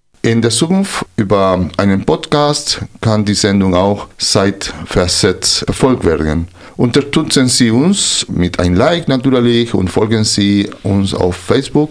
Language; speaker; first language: German; non-native, fluent; Spanish